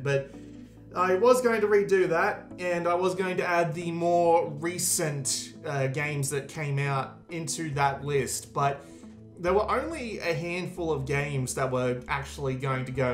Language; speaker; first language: English; native; English